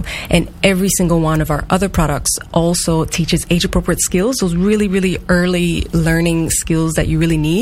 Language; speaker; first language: English; non-native, fluent; French